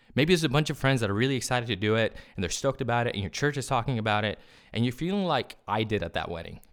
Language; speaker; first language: English; early bilingual, other home language; Spanish